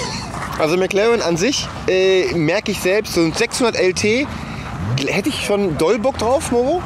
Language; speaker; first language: German; native; German